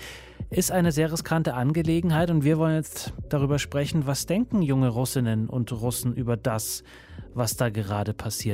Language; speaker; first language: German; native; German